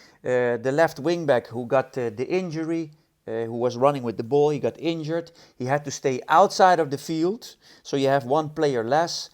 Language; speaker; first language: English; non-native, fluent; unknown